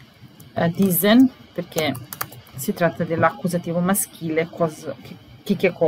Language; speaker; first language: Italian; non-native, fluent; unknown